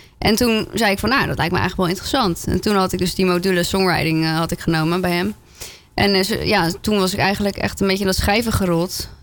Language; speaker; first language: Dutch; early bilingual, other home language; French